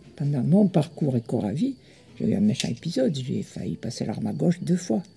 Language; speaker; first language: French; early bilingual, other home language; Italian